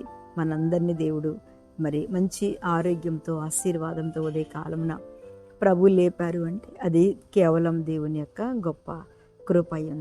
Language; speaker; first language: Telugu; native; Telugu